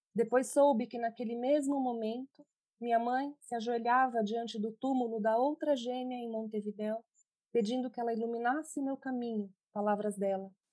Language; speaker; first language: Portuguese; early bilingual, other home language; Spanish